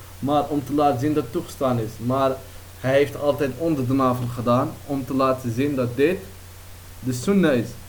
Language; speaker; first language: Dutch; early bilingual, other home language; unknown